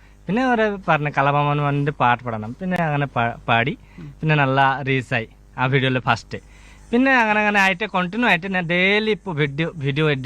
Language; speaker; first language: Malayalam; non-native, learner; Bangla